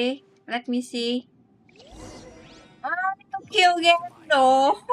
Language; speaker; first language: English; non-native, learner; Vietnamese